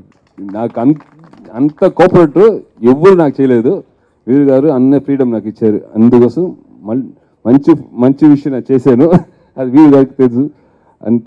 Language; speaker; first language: Telugu; non-native, learner; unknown